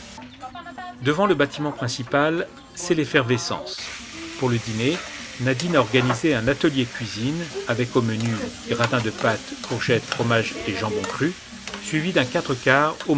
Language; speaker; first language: French; native; French